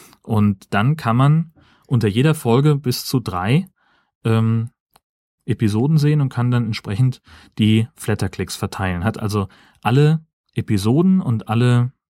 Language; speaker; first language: German; native; German